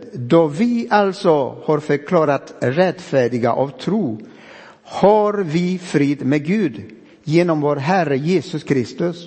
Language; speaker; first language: Swedish; non-native, fluent; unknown